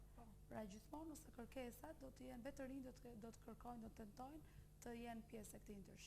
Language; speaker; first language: Albanian; native; Albanian